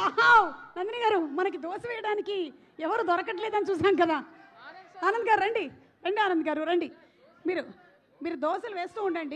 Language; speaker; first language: Telugu; native; Telugu